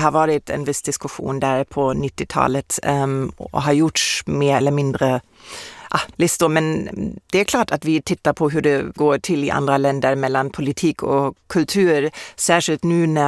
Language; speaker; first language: Swedish; non-native, fluent; German